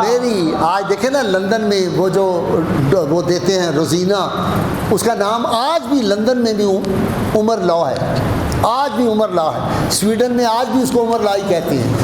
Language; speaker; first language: Urdu; non-native, local second language; Punjabi